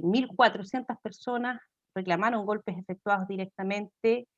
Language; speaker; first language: Spanish; native; Spanish